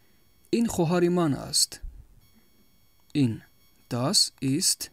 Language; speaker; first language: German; non-native, fluent; Tajik